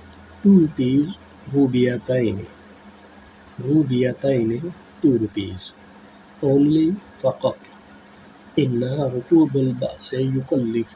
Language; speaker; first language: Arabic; non-native, fluent; Urdu